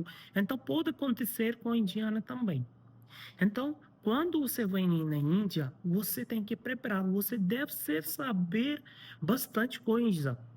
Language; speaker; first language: Portuguese; non-native, learner; Hindi